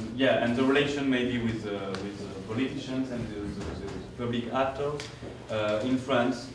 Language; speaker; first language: English; non-native, fluent; French